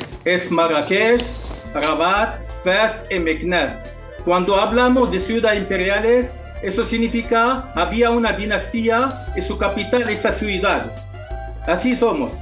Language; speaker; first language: Spanish; non-native, fluent; Arabic